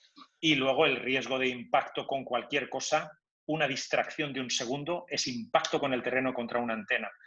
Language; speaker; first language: Spanish; native; Spanish